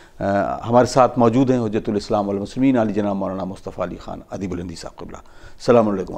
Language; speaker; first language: Urdu; native; Urdu